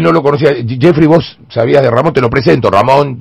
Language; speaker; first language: Spanish; native; Spanish